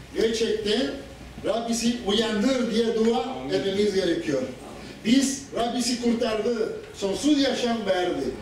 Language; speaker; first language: Turkish; non-native, fluent; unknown